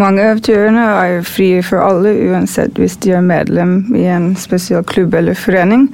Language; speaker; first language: Norwegian; non-native, fluent; English